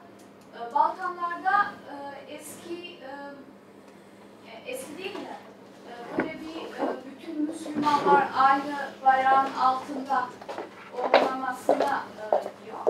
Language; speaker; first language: Turkish; non-native, fluent; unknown